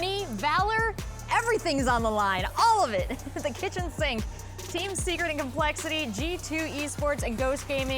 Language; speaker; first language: English; native; English